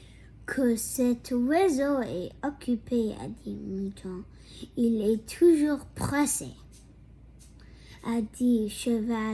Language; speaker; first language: French; non-native, local second language; English